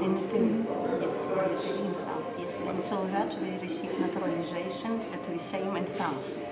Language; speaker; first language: English; non-native, learner; Russian